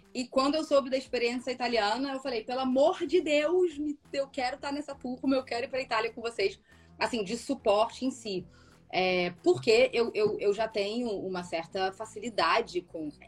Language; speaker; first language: Portuguese; native; Portuguese